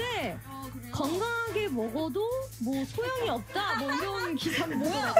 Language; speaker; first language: Korean; native; Korean